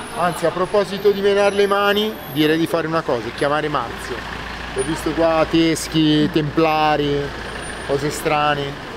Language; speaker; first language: Italian; native; Italian